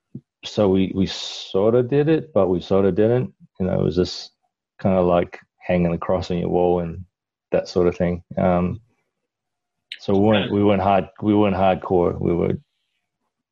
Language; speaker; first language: English; non-native, local second language; Cantonese